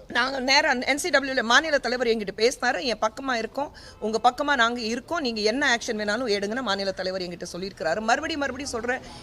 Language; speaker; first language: Tamil; non-native, fluent; Hindi